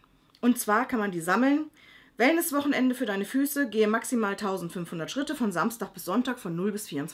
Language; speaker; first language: German; native; German